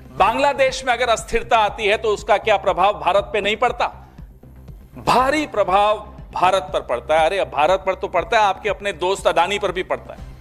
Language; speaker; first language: Hindi; native; Hindi